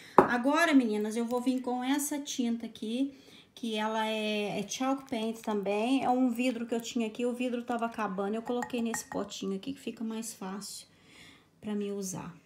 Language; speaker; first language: Portuguese; native; Portuguese